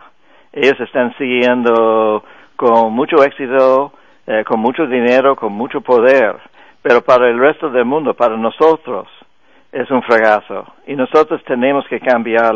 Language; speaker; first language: Spanish; non-native, fluent; English